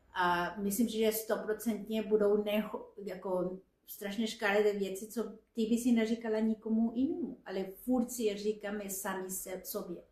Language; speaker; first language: Czech; non-native, fluent; Spanish